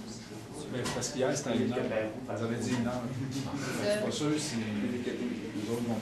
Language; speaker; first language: French; native; French